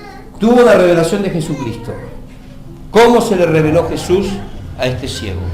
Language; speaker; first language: Spanish; native; Spanish